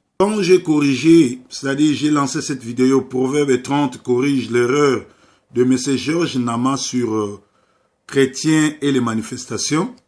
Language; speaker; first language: French; non-native, local second language; Lingala